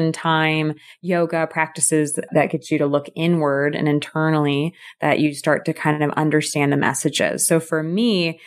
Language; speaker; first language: English; native; English